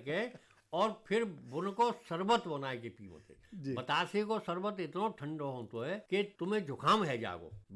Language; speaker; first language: Hindi; native; Hindi